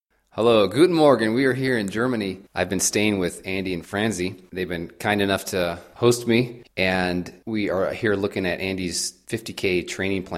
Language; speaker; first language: English; native; English